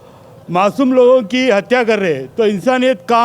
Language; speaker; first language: Hindi; native; Hindi